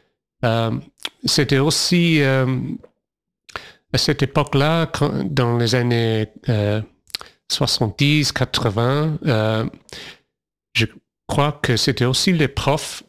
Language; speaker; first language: French; non-native, fluent; English